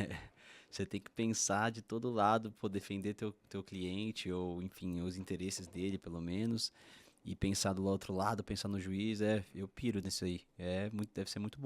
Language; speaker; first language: Portuguese; native; Portuguese